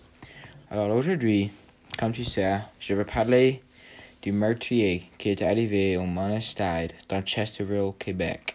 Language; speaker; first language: French; non-native, learner; English